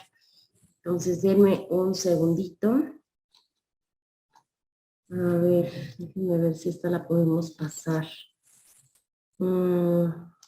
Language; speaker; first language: Spanish; native; Spanish